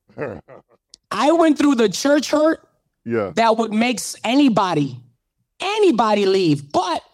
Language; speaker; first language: English; native; English